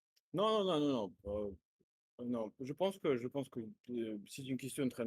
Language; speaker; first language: French; non-native, learner; Russian